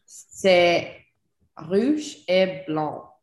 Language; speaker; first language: French; non-native, learner; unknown